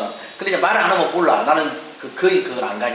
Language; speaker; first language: Korean; native; Korean